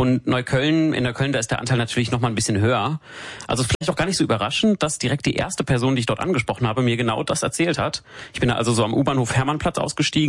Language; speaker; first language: German; native; German